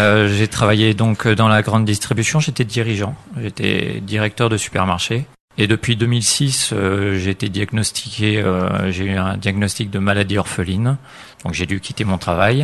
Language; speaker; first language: French; native; French